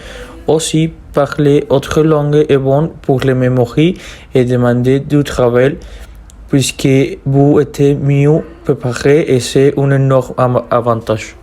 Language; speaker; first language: French; non-native, learner; Spanish